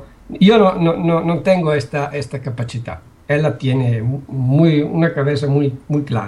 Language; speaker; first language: Spanish; non-native, learner; Italian